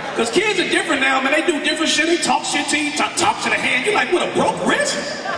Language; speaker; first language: English; native; English